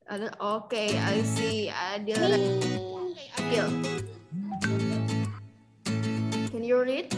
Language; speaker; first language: English; non-native, local second language; Indonesian